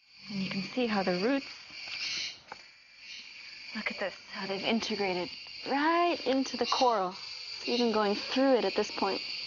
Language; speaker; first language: English; native; English